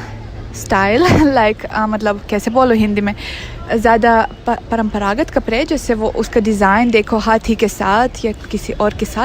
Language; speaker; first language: Hindi; non-native, fluent; Russian